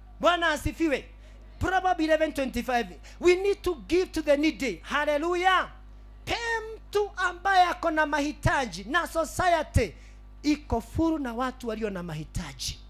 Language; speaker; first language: Swahili; native; Swahili